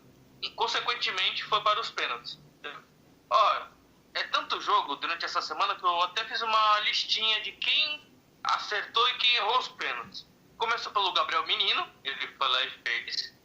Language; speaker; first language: Portuguese; native; Portuguese